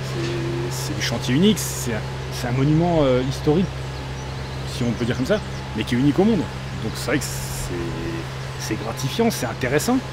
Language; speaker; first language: French; native; French